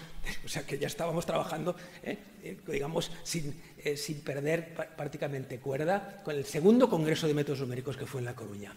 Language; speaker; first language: Spanish; native; Spanish